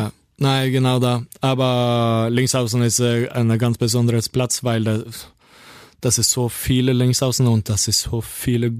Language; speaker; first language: German; non-native, learner; Norwegian